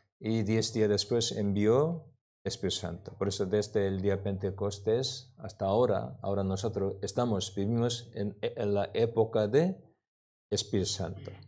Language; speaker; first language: Spanish; non-native, learner; Korean